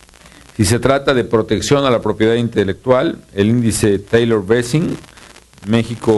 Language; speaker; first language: Spanish; native; Spanish